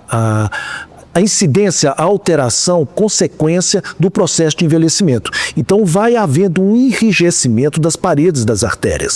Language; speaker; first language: Portuguese; native; Portuguese